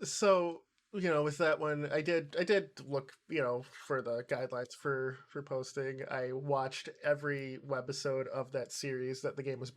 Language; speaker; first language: English; native; English